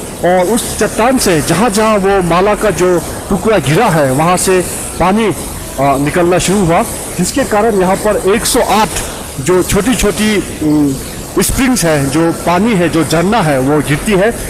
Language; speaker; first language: Hindi; native; Hindi